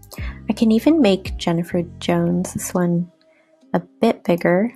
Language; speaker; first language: English; native; English